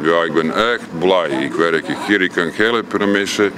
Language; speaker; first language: Dutch; non-native, learner; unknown